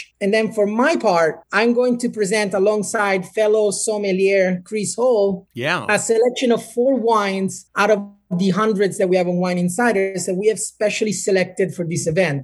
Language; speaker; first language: English; non-native, fluent; Italian